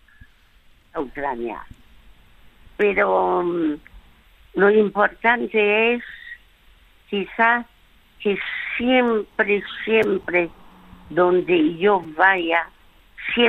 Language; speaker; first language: Spanish; early bilingual, other home language; French